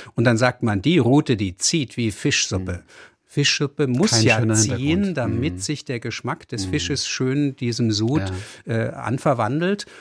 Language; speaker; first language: German; native; German